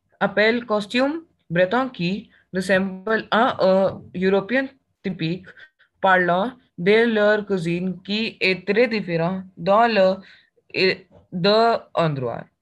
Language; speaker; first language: French; non-native, learner; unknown